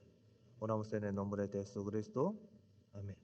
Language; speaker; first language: Spanish; non-native, fluent; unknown